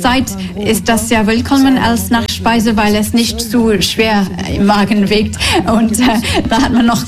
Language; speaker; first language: German; non-native, fluent; English